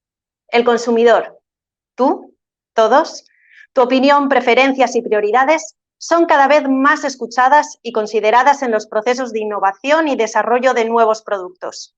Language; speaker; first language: Spanish; native; Spanish